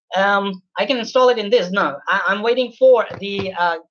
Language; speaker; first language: English; non-native, local second language; Urdu